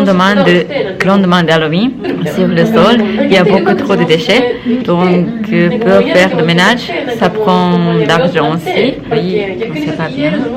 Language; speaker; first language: French; non-native, learner; Japanese